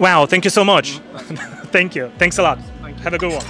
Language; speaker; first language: English; non-native, fluent; Polish